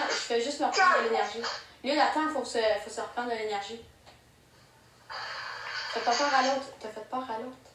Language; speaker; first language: French; native; French